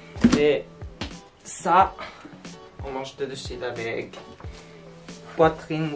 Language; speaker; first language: French; non-native, learner; Korean